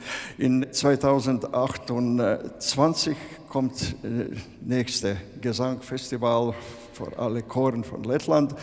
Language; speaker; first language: German; non-native, learner; Latvian